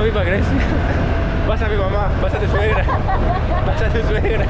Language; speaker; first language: Spanish; non-native, learner; Greek